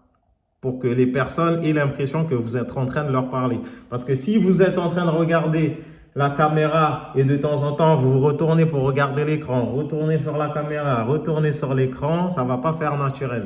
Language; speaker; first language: French; native; French